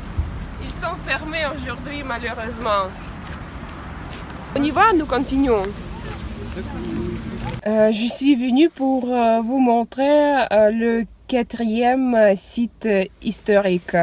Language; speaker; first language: French; non-native, fluent; Russian